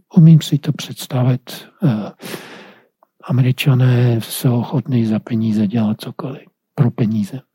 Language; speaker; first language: Czech; non-native, fluent; English